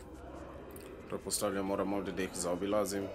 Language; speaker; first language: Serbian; early bilingual, heritage; English